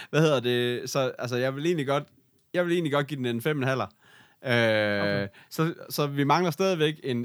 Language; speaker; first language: Danish; native; Danish